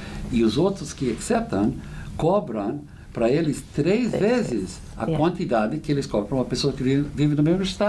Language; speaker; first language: Portuguese; non-native, fluent; English